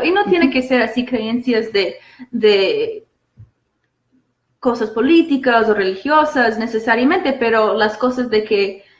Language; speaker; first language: Spanish; non-native, fluent; English